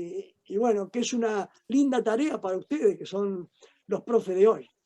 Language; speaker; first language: Spanish; native; Spanish